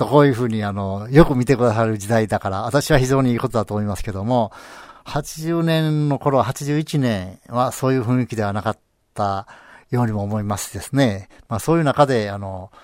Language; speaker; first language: Japanese; native; Japanese